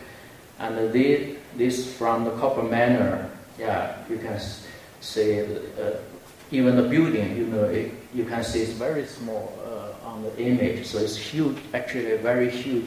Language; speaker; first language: English; non-native, fluent; Chinese